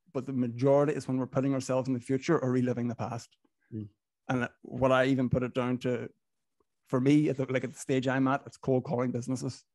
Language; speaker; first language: English; native; English